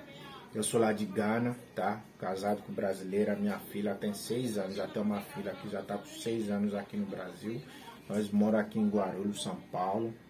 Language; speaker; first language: Portuguese; non-native, learner; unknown